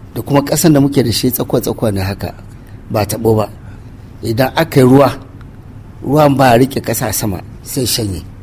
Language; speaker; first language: Hausa; non-native, local second language; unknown